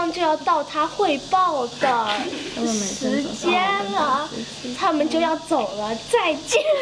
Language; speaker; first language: Chinese; early bilingual, heritage; Chinese